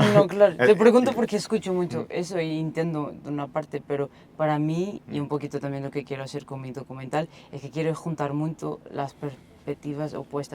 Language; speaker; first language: Spanish; non-native, fluent; Portuguese